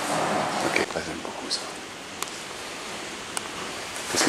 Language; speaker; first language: French; native; French